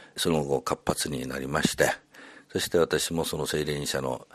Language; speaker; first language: Japanese; native; Japanese